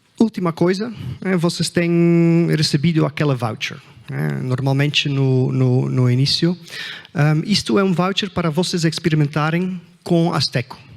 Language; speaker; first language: Portuguese; non-native, fluent; Dutch